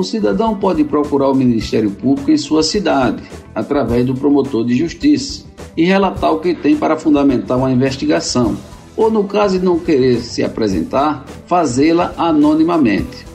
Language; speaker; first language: Portuguese; native; Portuguese